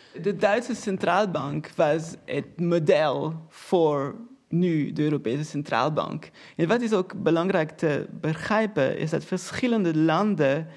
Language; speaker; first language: Dutch; non-native, fluent; Portuguese